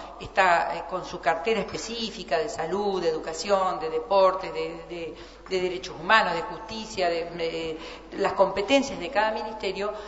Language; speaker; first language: Spanish; native; Spanish